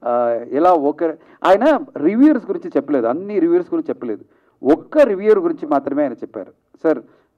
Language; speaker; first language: Telugu; non-native, fluent; Tamil